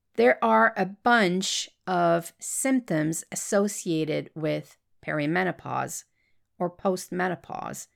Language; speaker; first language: English; non-native, fluent; French